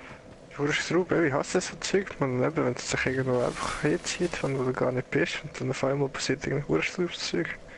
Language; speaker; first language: German; native; German